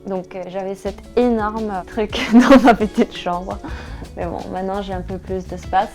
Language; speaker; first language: French; non-native, fluent; Danish